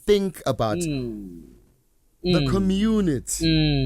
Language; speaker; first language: English; non-native, local second language; Zulu